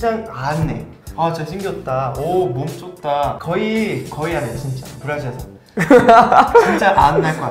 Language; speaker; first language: Korean; non-native, fluent; Portuguese